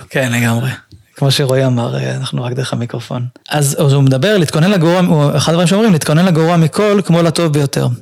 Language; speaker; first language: Hebrew; native; Hebrew